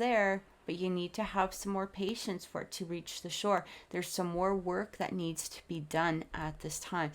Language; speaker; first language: English; native; English